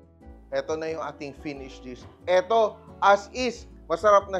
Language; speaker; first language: Filipino; native; Filipino